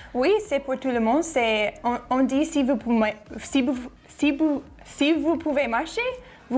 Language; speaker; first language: French; non-native, fluent; English